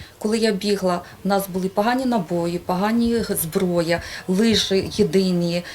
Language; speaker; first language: Ukrainian; native; Ukrainian